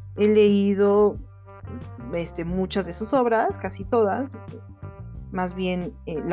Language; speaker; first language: Spanish; native; Spanish